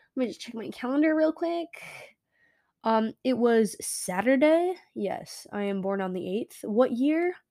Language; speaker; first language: English; native; English